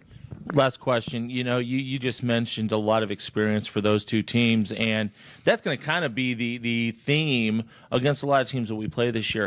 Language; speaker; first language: English; native; English